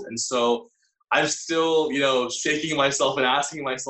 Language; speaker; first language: English; native; English